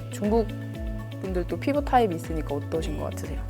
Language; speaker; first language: Korean; native; Korean